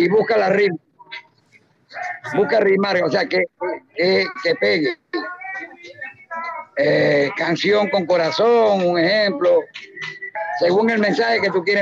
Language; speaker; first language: Spanish; native; Spanish